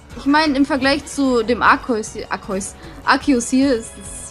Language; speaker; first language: German; native; German